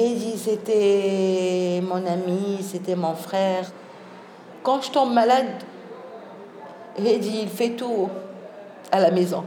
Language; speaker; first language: French; non-native, local second language; Arabic